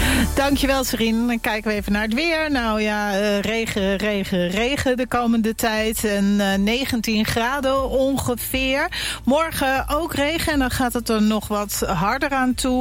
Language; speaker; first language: Dutch; native; Dutch